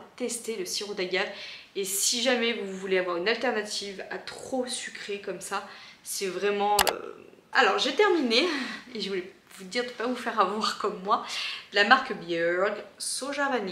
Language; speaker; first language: French; native; French